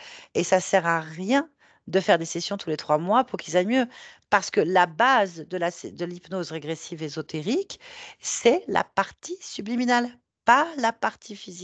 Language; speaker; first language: French; native; French